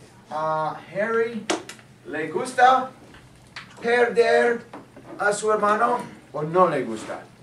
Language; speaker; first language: Spanish; non-native, fluent; English